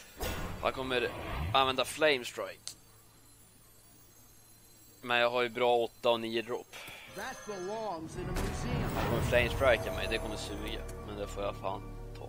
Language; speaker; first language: Swedish; native; Swedish